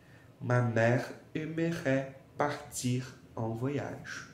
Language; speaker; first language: French; non-native, fluent; Portuguese